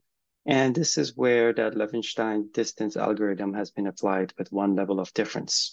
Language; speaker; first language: English; native; English